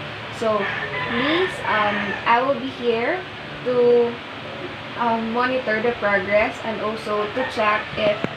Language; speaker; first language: English; non-native, local second language; Filipino